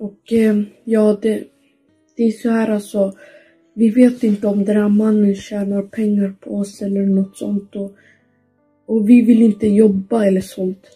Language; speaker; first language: Swedish; early bilingual, other home language; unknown